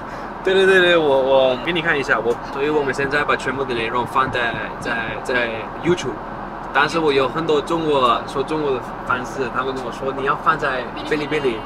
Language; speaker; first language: Chinese; non-native, fluent; Dutch